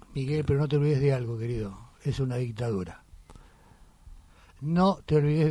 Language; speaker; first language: Spanish; native; Spanish